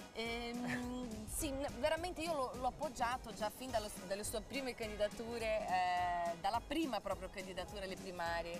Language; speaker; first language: Italian; non-native, fluent; Portuguese